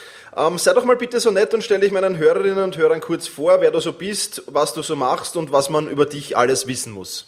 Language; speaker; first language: German; native; German